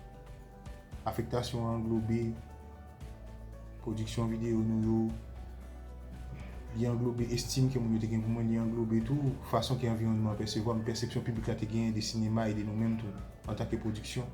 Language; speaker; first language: French; non-native, local second language; Haitian Creole